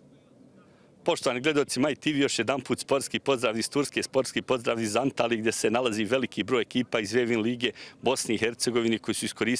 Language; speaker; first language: Bosnian; native; Bosnian